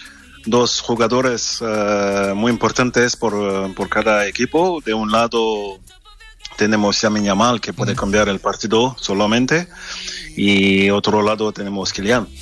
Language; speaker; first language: Spanish; non-native, fluent; French